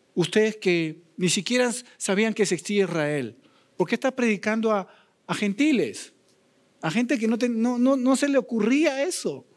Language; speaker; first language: Spanish; native; Spanish